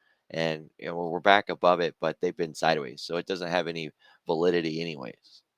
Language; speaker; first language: English; native; English